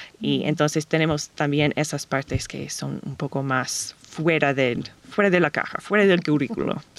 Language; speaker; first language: Spanish; non-native, fluent; English